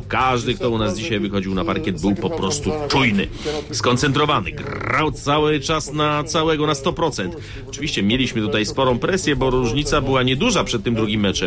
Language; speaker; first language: Polish; native; Polish